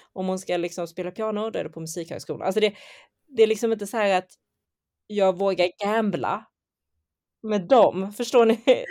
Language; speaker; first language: Swedish; early bilingual, other home language; Chinese